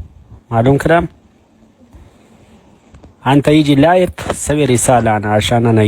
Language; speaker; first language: Arabic; non-native, learner; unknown